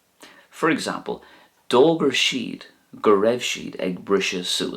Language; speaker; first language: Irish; non-native, local second language; English